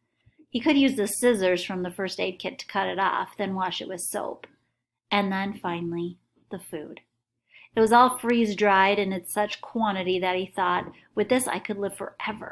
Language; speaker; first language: English; native; English